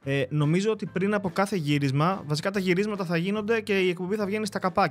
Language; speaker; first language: Greek; native; Greek